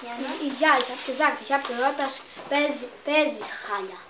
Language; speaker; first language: German; early bilingual, other home language; Russian